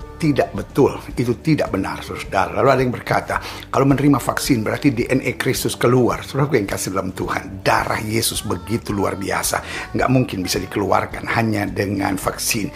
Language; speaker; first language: Indonesian; native; Indonesian